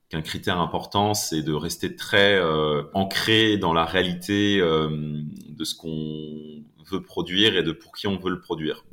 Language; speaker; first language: French; native; French